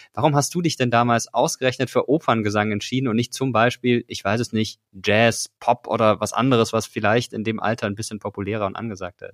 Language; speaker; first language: German; native; German